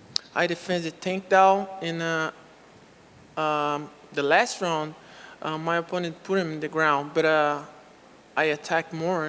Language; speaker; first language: English; non-native, local second language; Portuguese